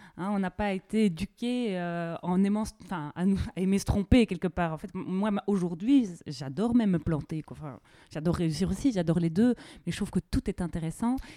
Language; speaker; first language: French; native; French